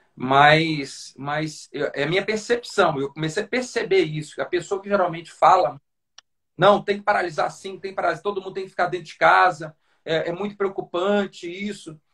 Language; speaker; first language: Portuguese; native; Portuguese